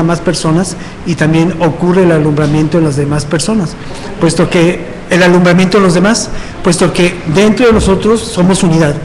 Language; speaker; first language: Spanish; native; Spanish